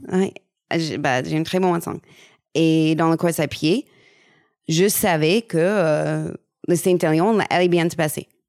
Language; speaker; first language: French; non-native, fluent; English